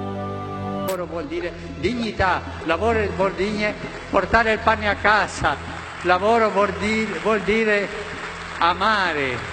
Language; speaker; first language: Italian; non-native, fluent; Spanish